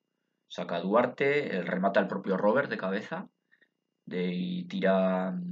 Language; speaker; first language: Spanish; native; Spanish